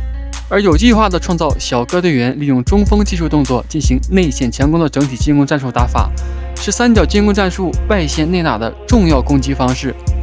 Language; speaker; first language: Chinese; native; Chinese